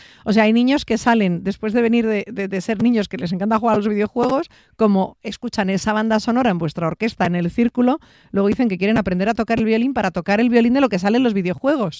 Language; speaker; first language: Spanish; native; Spanish